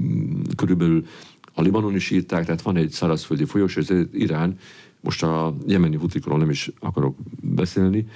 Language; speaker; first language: Hungarian; native; Hungarian